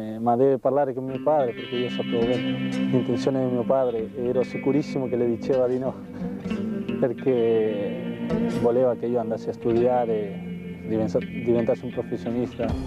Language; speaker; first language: Italian; non-native, fluent; Spanish